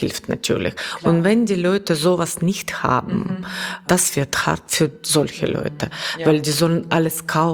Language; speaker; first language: German; non-native, learner; Russian